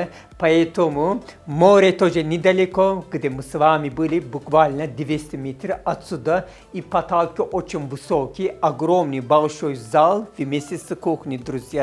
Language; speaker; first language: Russian; non-native, fluent; Turkish